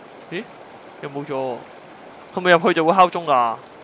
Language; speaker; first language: Cantonese; native; Cantonese